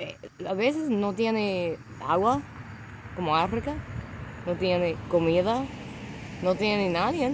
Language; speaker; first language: Spanish; non-native, learner; English